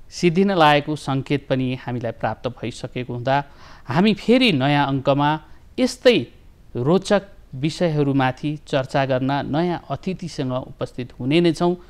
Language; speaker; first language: Nepali; native; Nepali